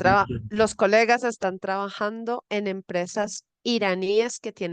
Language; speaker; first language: Spanish; native; Spanish